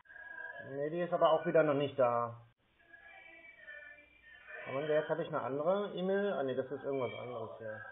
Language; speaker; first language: German; native; German